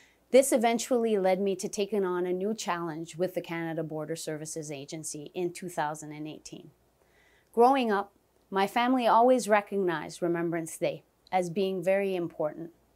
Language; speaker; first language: English; non-native, local second language; French